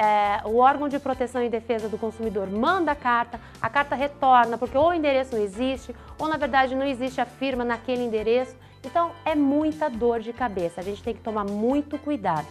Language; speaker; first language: Portuguese; native; Portuguese